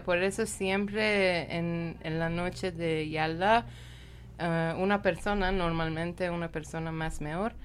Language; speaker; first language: Spanish; non-native, learner; Persian